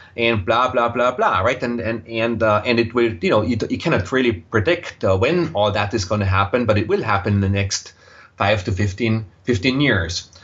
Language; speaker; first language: English; non-native, fluent; German